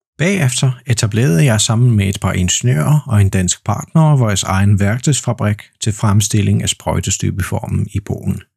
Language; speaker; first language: Danish; non-native, fluent; Polish